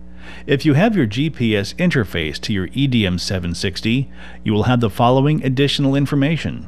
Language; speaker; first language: English; native; English